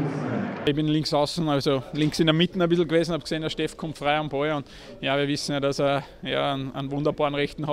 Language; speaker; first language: German; native; German